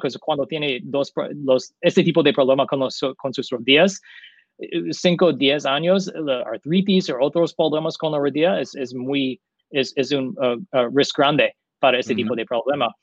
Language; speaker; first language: Spanish; non-native, learner; English